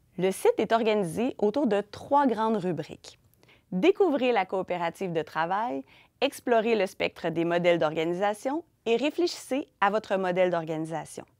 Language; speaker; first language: French; native; French